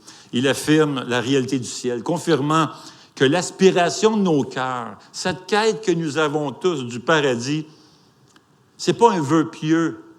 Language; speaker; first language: French; native; French